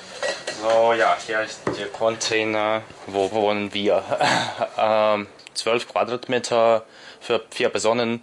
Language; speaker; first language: German; non-native, learner; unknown